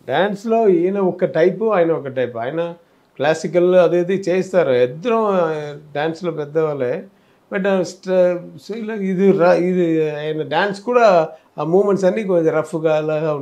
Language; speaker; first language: Telugu; non-native, learner; Tamil